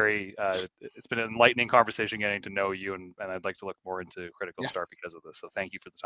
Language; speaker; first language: English; native; English